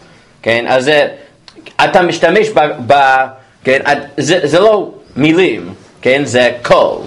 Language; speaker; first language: Hebrew; non-native, fluent; English